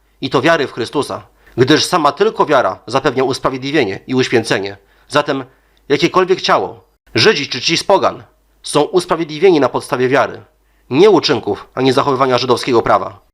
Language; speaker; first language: Polish; native; Polish